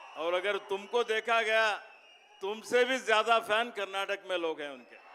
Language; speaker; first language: Hindi; non-native, local second language; Kannada